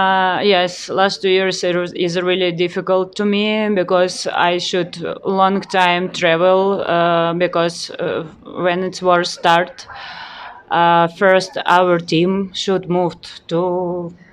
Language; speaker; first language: English; non-native, learner; Ukrainian